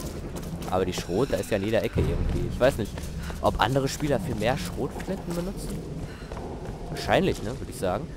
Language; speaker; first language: German; native; German